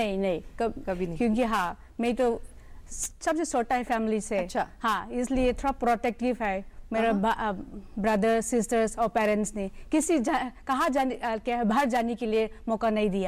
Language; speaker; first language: Hindi; non-native, local second language; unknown